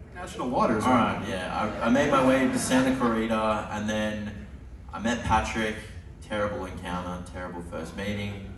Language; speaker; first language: English; native; English